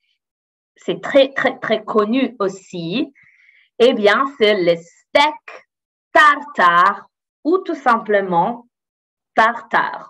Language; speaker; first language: French; non-native, fluent; Italian